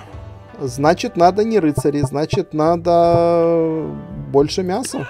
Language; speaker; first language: Russian; native; Russian